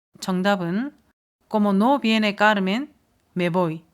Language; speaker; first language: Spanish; non-native, fluent; Korean